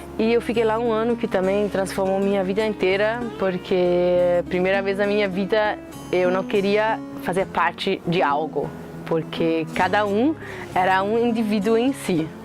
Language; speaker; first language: Portuguese; non-native, fluent; German